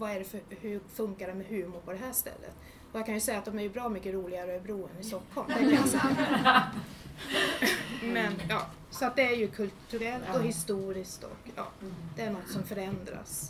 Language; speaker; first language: Swedish; native; Swedish